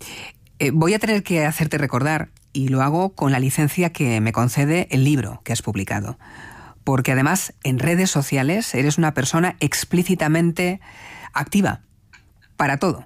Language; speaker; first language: Spanish; native; Spanish